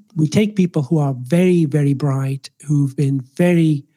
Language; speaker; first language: English; non-native, local second language; Swahili